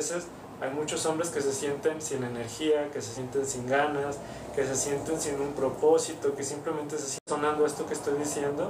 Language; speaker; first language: Spanish; native; Spanish